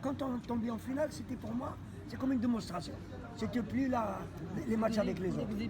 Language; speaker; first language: French; non-native, local second language; Arabic